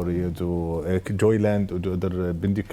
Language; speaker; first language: Hindi; non-native, fluent; Arabic